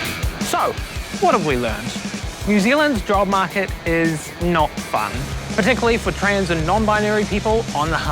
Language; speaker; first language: English; native; English